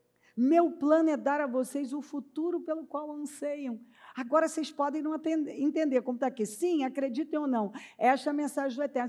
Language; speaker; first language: Portuguese; native; Portuguese